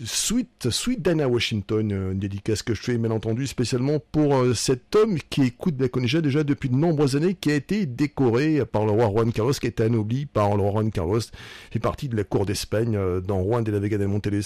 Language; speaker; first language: French; native; French